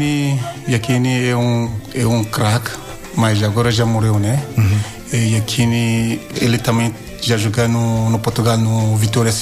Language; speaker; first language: Portuguese; non-native, learner; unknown